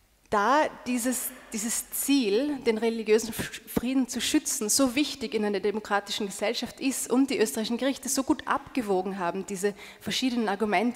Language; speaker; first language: German; native; German